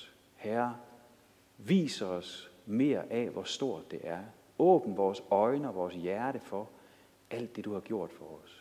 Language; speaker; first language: Danish; native; Danish